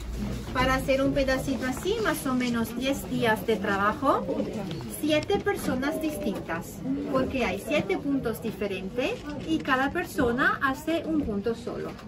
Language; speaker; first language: Spanish; non-native, fluent; Italian